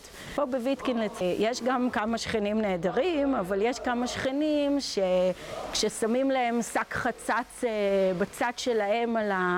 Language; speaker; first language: Hebrew; native; Hebrew